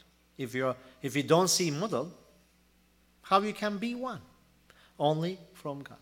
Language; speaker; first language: English; non-native, learner; Turkish